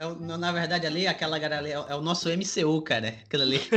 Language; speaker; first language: Portuguese; native; Portuguese